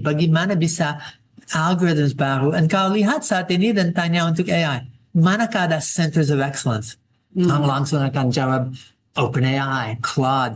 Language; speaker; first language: Indonesian; non-native, fluent; English